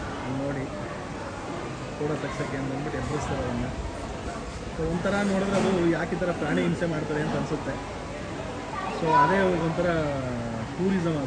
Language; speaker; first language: Kannada; native; Kannada